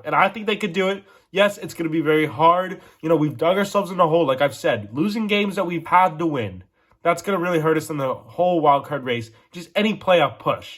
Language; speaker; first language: English; native; English